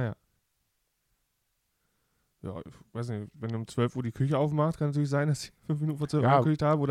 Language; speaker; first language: German; native; German